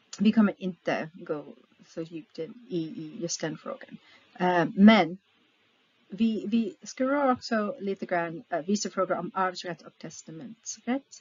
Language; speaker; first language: Swedish; non-native, fluent; English